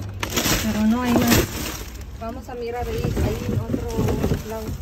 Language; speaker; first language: Spanish; non-native, learner; Filipino